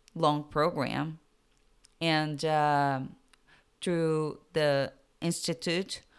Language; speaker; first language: English; non-native, fluent; Portuguese